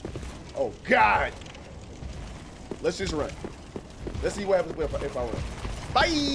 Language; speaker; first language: English; native; English